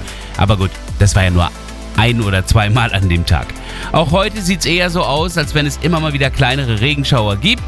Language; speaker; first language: German; native; German